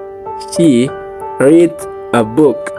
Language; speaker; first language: English; non-native, learner; Indonesian